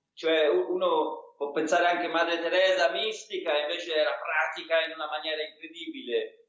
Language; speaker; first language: Italian; early bilingual, heritage; Italian